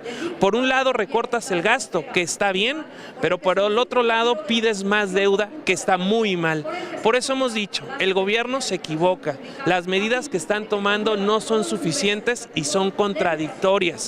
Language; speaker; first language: Spanish; native; Spanish